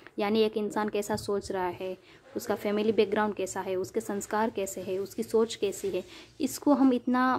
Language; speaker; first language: Hindi; non-native, local second language; Gujarati